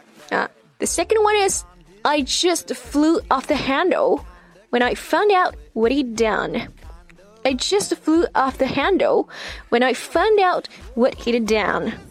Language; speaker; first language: English; non-native, fluent; Chinese